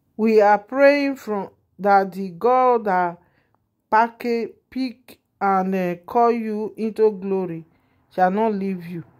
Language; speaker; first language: Nigerian Pidgin; non-native, local second language; Yoruba